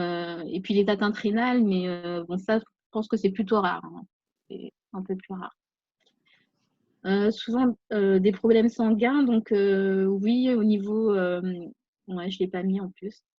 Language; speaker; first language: French; native; French